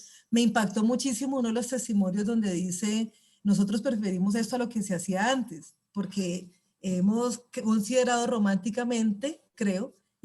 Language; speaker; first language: Spanish; native; Spanish